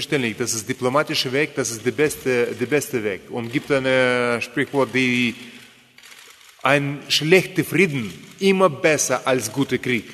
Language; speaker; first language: German; non-native, fluent; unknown